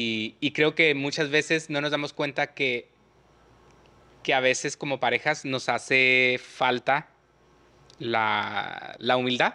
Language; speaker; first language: Spanish; early bilingual, heritage; English